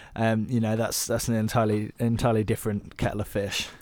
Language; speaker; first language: English; native; English